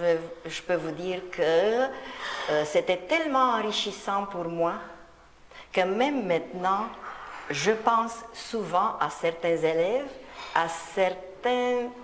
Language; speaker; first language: French; non-native, fluent; Romanian